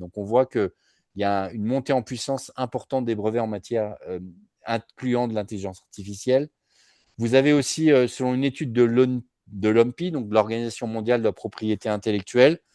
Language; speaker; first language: French; native; French